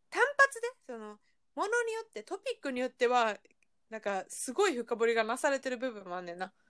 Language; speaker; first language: Japanese; native; Japanese